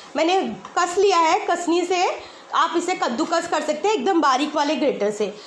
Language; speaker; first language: Hindi; native; Hindi